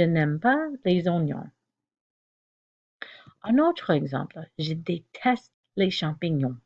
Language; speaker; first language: French; non-native, fluent; English